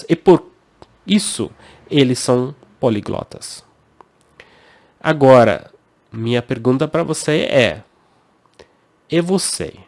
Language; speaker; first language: Portuguese; non-native, fluent; English